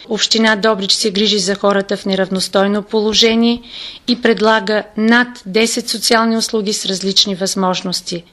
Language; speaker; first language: Bulgarian; native; Bulgarian